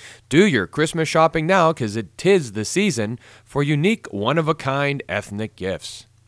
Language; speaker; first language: English; native; English